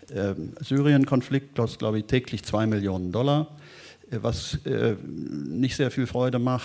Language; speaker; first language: German; native; German